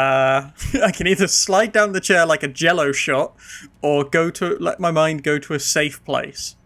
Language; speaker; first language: English; native; English